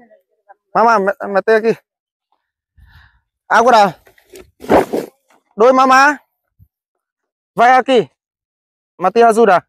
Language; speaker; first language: Portuguese; non-native, learner; Vietnamese